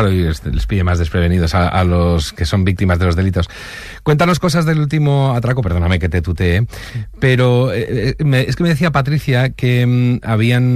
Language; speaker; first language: Spanish; native; Spanish